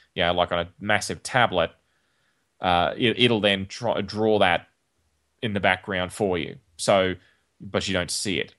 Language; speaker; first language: English; native; English